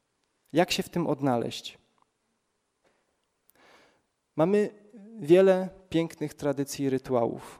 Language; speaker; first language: Polish; native; Polish